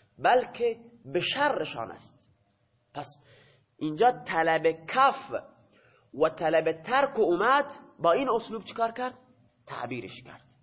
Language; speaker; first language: Persian; non-native, local second language; Baluchi